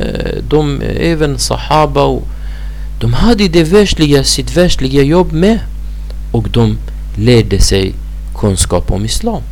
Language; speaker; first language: Swedish; non-native, fluent; Arabic